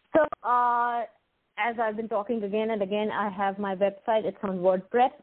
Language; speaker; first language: English; non-native, local second language; Hindi